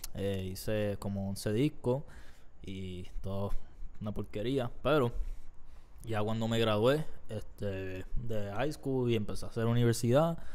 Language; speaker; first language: Spanish; native; Spanish